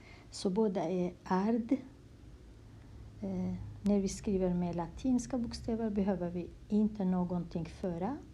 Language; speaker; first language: Swedish; non-native, fluent; Kurdish